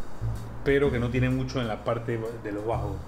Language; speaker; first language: Spanish; native; Spanish